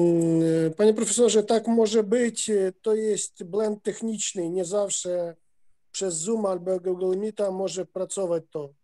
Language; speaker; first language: Polish; non-native, fluent; Ukrainian